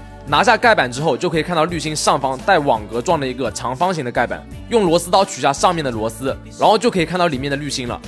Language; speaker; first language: Chinese; native; Chinese